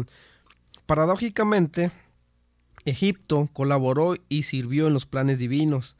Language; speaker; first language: Spanish; native; Spanish